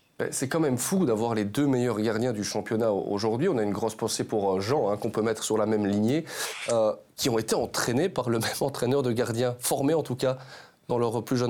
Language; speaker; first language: French; native; French